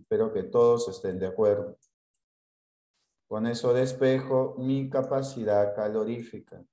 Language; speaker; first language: Spanish; native; Spanish